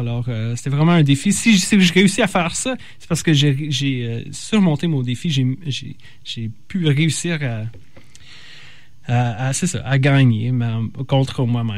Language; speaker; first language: French; native; French